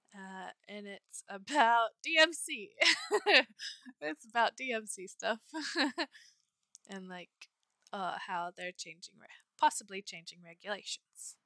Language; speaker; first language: English; native; English